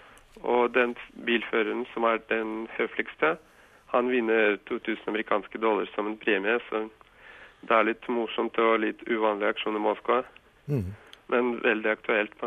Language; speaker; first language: Norwegian; non-native, fluent; Russian